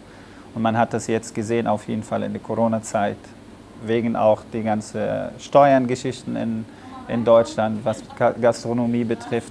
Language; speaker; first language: German; non-native, fluent; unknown